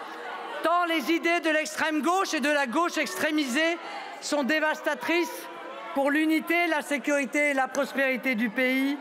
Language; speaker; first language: French; native; French